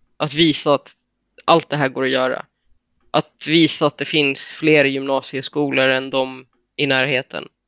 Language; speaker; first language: Swedish; native; Swedish